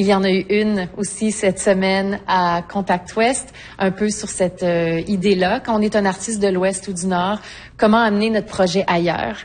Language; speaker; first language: French; native; French